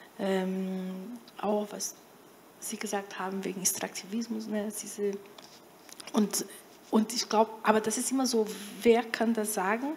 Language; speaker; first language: German; non-native, fluent; Portuguese